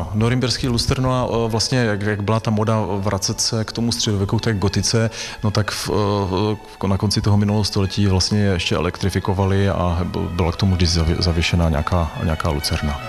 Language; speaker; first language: Czech; native; Czech